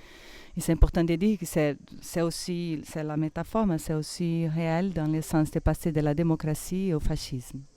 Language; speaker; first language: French; non-native, fluent; Portuguese